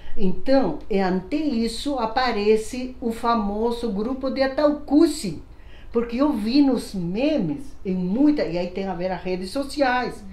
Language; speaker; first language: Portuguese; non-native, fluent; Spanish